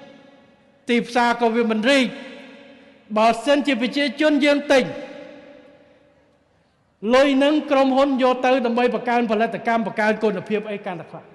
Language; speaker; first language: Khmer; native; Khmer